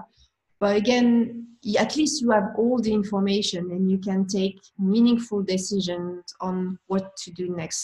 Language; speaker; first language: English; non-native, fluent; French